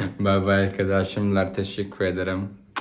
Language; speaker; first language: Turkish; non-native, learner; Italian